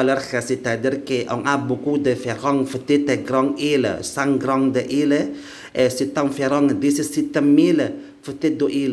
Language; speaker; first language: French; non-native, learner; Indonesian